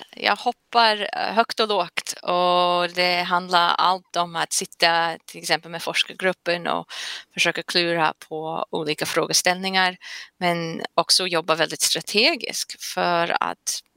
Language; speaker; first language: Swedish; non-native, fluent; English